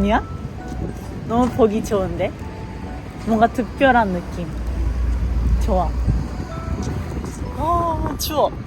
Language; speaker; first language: Korean; non-native, fluent; Japanese